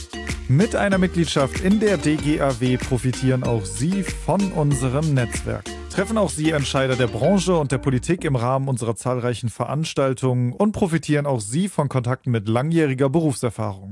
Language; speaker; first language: German; native; German